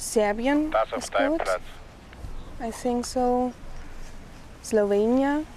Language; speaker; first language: English; non-native, fluent; German